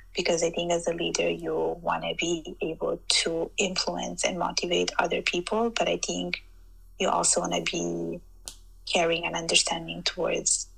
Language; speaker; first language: English; early bilingual, heritage; Italian